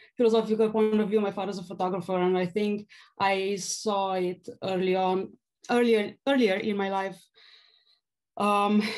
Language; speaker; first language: English; non-native, fluent; Slovenian